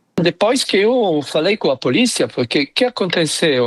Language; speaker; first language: Portuguese; non-native, fluent; Italian